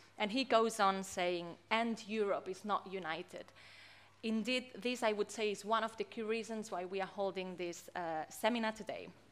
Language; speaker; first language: English; non-native, fluent; Catalan